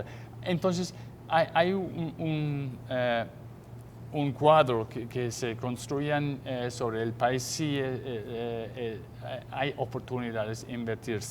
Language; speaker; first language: Spanish; non-native, fluent; English